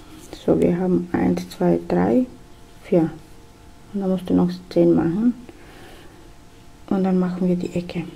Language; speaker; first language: German; non-native, fluent; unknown